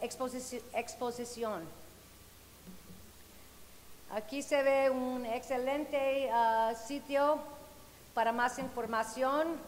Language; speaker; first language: Spanish; non-native, fluent; English